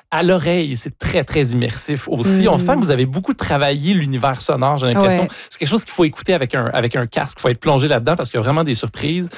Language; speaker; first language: French; native; French